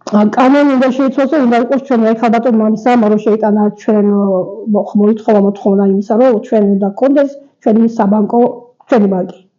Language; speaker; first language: Georgian; native; Georgian